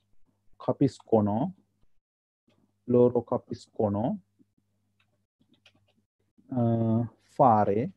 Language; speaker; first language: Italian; non-native, fluent; Sinhala